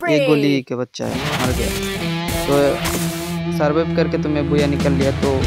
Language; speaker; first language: Hindi; non-native, local second language; Bangla